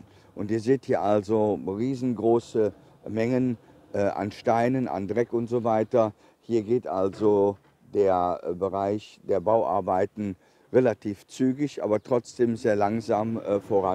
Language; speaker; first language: German; native; German